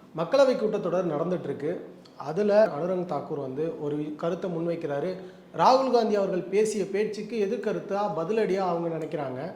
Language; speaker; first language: Tamil; native; Tamil